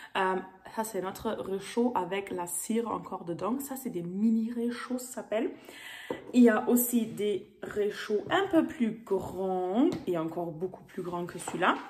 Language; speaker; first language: French; non-native, fluent; German